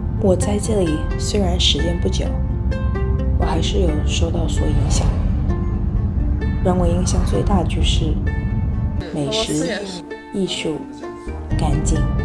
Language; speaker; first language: Chinese; non-native, local second language; English